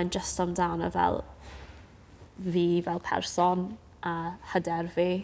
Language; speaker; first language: Welsh; non-native, local second language; English